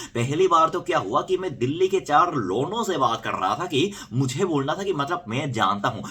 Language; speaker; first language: Hindi; non-native, fluent; Korean